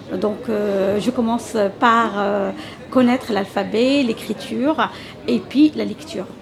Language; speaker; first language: French; non-native, local second language; Arabic